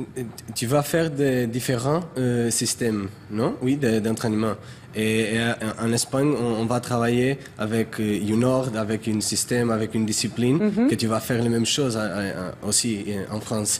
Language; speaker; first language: French; non-native, learner; Portuguese